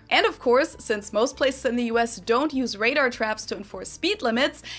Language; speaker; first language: English; non-native, fluent; German